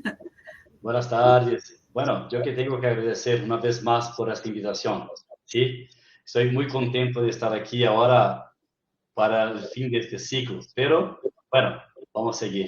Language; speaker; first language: Spanish; non-native, fluent; Portuguese